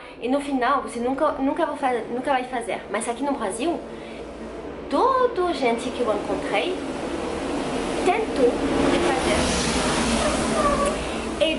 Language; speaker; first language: Portuguese; non-native, learner; French